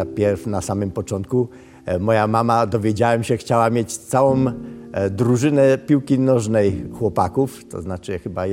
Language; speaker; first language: Polish; early bilingual, other home language; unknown